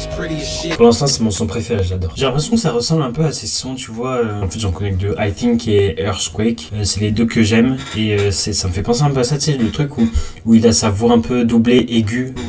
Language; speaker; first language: French; native; French